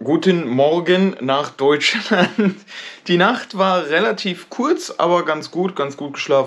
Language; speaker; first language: German; native; German